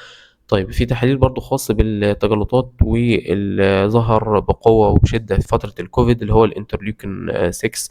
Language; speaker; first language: Arabic; native; Arabic